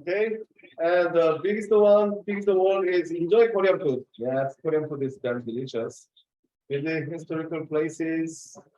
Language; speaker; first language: English; non-native, fluent; Korean